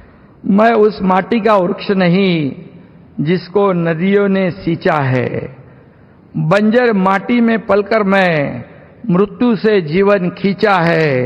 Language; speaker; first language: Hindi; non-native, local second language; Marathi